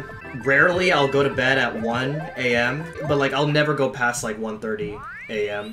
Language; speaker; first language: English; native; English